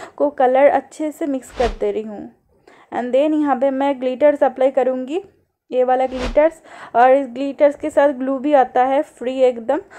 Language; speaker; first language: Hindi; non-native, local second language; Bangla